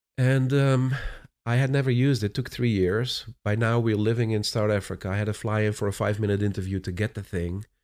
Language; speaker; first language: English; non-native, fluent; Dutch